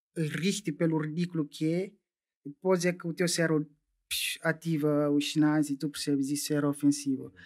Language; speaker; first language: Portuguese; non-native, local second language; Upper Guinea Crioulo